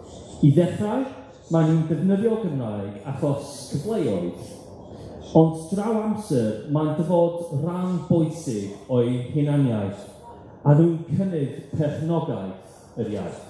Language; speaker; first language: Welsh; non-native, fluent; English